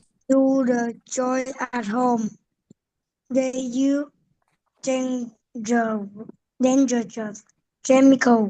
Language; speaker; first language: English; non-native, learner; Vietnamese